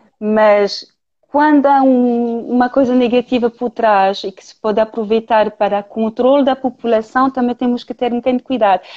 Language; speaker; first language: Portuguese; non-native, fluent; French